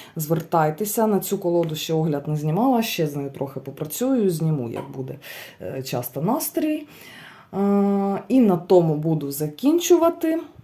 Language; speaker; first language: Ukrainian; non-native, local second language; Russian